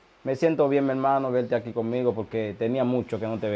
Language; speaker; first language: Spanish; early bilingual, other home language; Haitian Creole